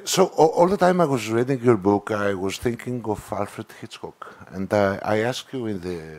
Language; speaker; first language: English; non-native, fluent; Greek